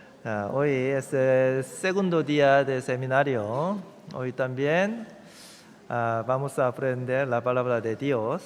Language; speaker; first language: Spanish; non-native, fluent; Korean